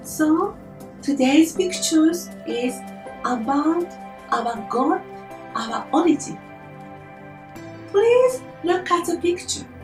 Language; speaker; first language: English; non-native, learner; Japanese